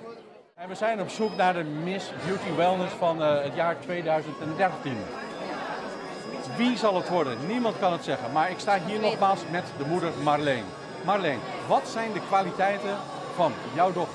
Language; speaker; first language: Dutch; native; Dutch